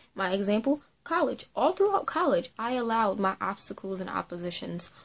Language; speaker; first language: English; native; English